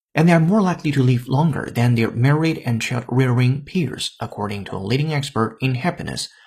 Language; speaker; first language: English; non-native, fluent; Chinese